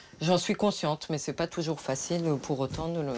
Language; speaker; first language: French; native; French